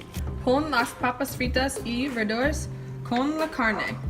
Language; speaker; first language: Spanish; non-native, learner; English